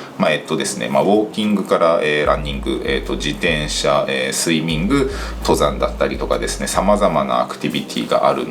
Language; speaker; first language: Japanese; native; Japanese